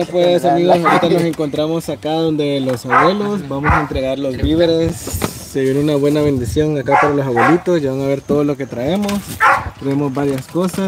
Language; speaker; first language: Spanish; native; Spanish